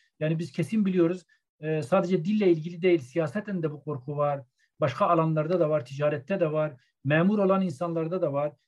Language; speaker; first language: Turkish; non-native, local second language; Zaza